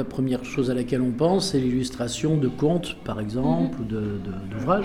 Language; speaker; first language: French; native; French